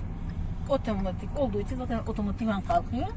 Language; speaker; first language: Turkish; native; Turkish